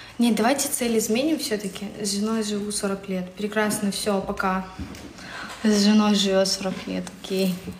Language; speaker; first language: Russian; native; Russian